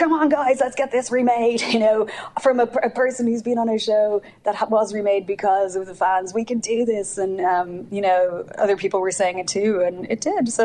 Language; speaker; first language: English; native; English